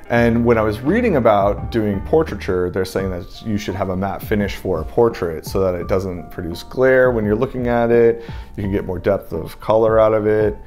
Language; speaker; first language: English; native; English